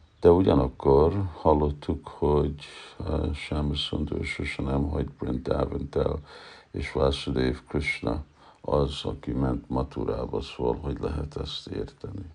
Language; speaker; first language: Hungarian; early bilingual, heritage; Hungarian